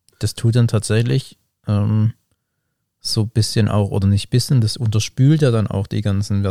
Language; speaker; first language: German; native; German